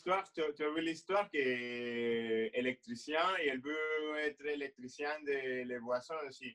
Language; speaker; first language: French; non-native, fluent; Spanish